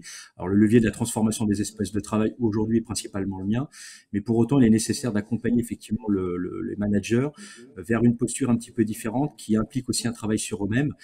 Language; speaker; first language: French; native; French